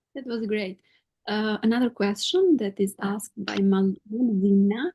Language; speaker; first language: English; non-native, fluent; Albanian